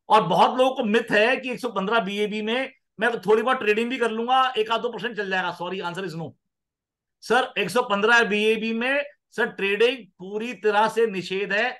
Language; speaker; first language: Hindi; non-native, local second language; Punjabi